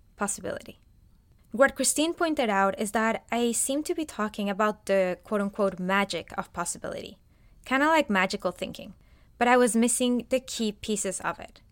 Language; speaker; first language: English; non-native, fluent; Spanish